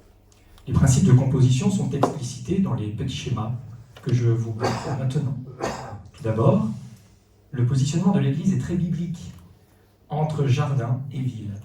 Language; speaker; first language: French; native; French